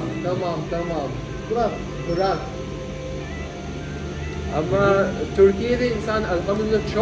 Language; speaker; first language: Turkish; non-native, learner; Urdu